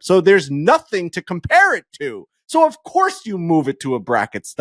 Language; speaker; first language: English; native; English